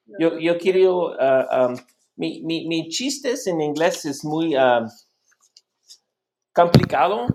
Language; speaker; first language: Spanish; non-native, learner; English